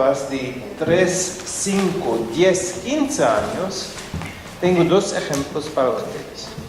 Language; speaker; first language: Spanish; non-native, fluent; German